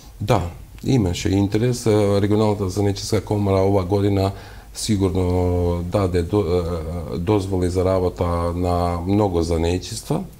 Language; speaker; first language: Macedonian; non-native, local second language; Albanian